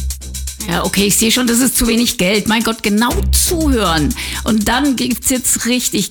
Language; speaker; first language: German; native; German